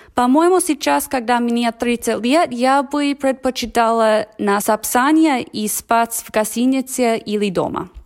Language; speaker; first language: Russian; non-native, fluent; English